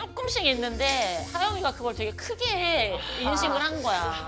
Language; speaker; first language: Korean; native; Korean